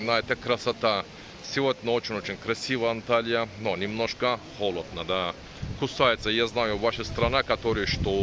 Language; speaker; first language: Russian; non-native, learner; Turkish